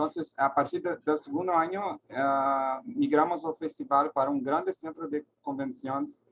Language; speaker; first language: Spanish; non-native, learner; Portuguese